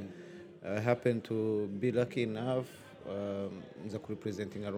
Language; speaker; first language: English; non-native, local second language; Kinyarwanda